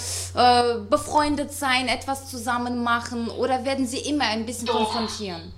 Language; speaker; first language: German; non-native, fluent; Russian